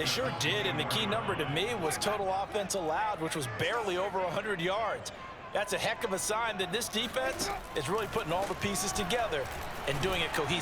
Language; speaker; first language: English; native; English